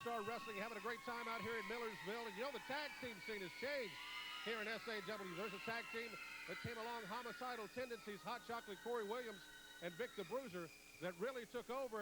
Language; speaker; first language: English; native; English